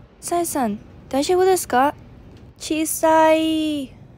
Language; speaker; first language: Japanese; non-native, learner; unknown